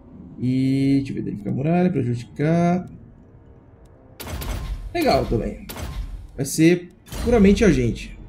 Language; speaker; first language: Portuguese; native; Portuguese